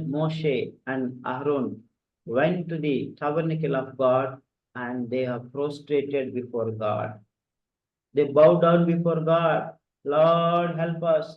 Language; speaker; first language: English; non-native, local second language; Telugu